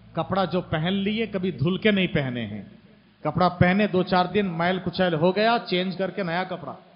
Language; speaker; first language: Hindi; native; Hindi